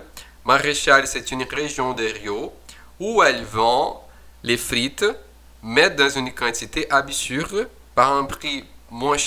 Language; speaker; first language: French; non-native, fluent; Portuguese